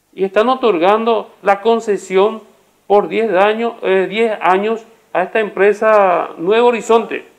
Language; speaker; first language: Spanish; native; Spanish